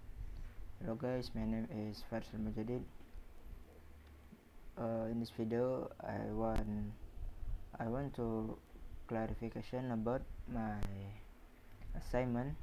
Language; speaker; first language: English; non-native, learner; Indonesian